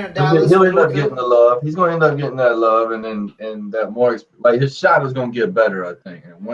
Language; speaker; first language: English; native; English